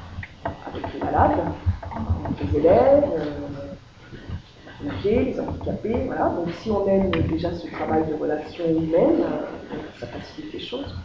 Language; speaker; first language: French; native; French